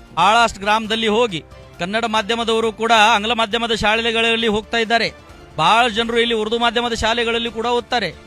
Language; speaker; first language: Kannada; non-native, local second language; Marathi